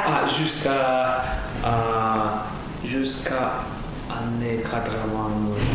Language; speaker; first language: French; non-native, learner; Russian